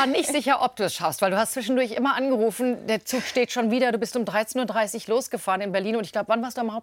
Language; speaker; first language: German; native; German